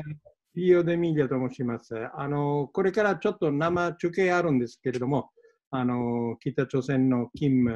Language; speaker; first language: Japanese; non-native, fluent; Italian